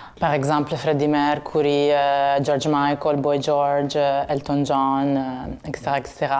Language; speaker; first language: French; non-native, fluent; Italian